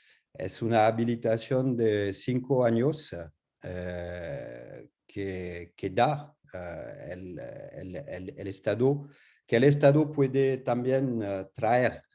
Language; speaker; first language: Spanish; non-native, learner; French